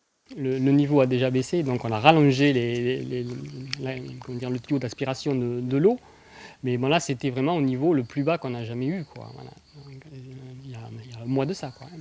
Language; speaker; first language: French; native; French